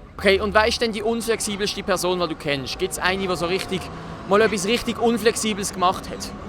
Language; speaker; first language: German; native; German